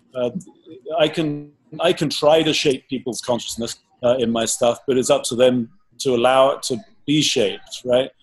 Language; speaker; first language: English; native; English